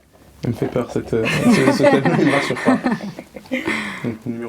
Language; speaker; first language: French; native; French